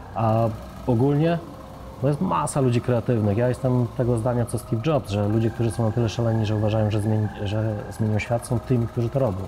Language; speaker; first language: Polish; native; Polish